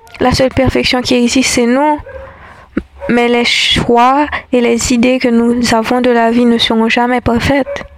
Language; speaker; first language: French; non-native, local second language; Haitian Creole